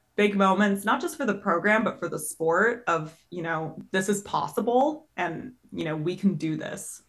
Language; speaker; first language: English; native; English